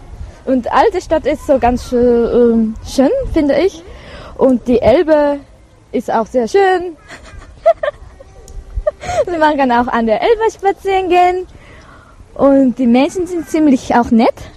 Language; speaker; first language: German; non-native, learner; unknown